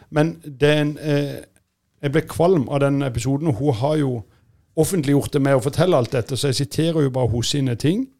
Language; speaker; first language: Norwegian; native; Norwegian